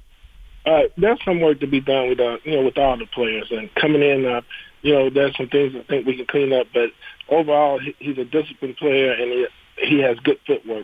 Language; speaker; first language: English; native; English